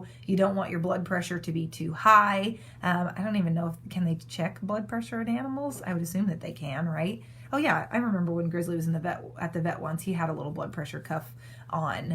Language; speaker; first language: English; native; English